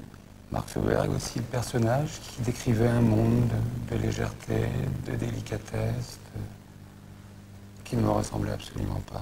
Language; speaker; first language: French; native; French